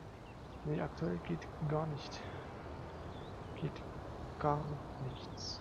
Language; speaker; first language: German; native; German